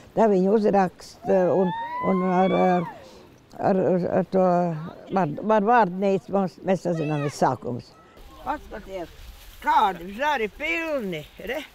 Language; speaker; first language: Latvian; native; Latvian